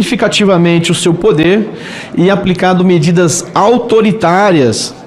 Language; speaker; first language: Portuguese; native; Portuguese